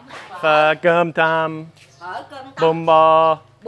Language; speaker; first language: Vietnamese; non-native, learner; English